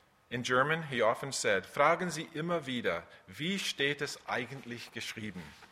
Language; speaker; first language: German; early bilingual, other home language; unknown